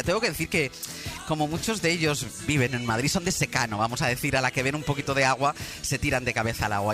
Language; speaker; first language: Spanish; native; Spanish